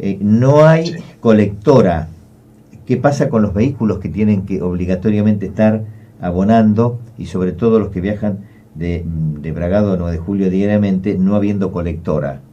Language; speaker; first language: Spanish; native; Spanish